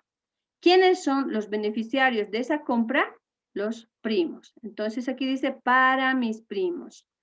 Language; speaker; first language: Spanish; native; Spanish